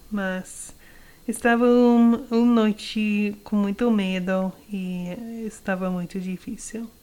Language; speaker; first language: Portuguese; non-native, learner; English